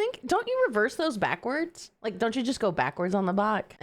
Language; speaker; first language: English; native; English